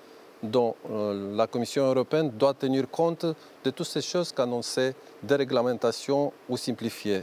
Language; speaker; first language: French; non-native, fluent; Romanian